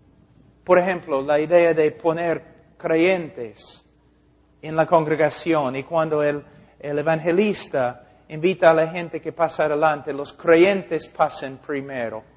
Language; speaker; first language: Spanish; non-native, fluent; English